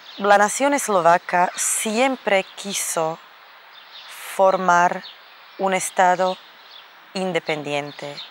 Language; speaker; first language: Spanish; non-native, fluent; Slovak